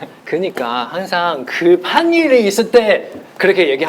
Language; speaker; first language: Korean; non-native, fluent; Chinese